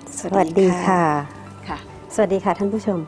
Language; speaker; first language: Thai; native; Thai